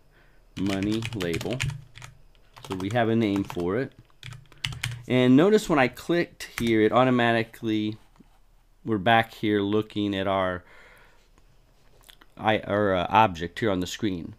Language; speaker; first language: English; native; English